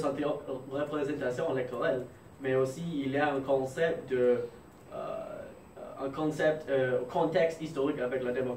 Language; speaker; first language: French; non-native, fluent; English